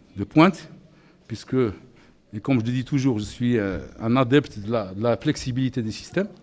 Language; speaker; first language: French; non-native, local second language; Arabic